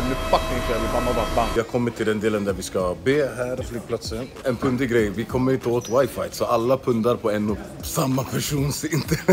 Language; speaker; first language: Swedish; native; Swedish